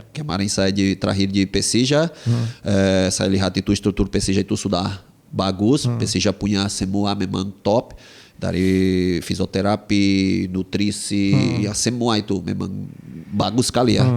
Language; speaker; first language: Indonesian; non-native, fluent; Portuguese